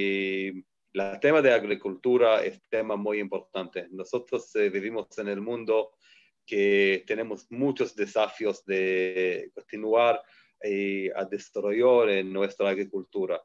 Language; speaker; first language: Spanish; non-native, learner; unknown